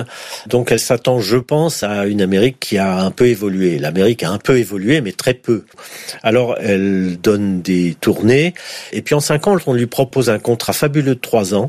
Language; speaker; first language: French; native; French